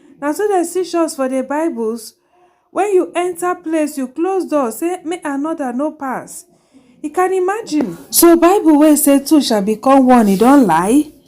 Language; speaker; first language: Nigerian Pidgin; non-native, local second language; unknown